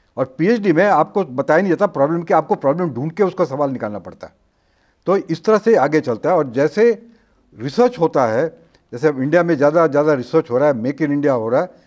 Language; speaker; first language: Hindi; non-native, local second language; Marathi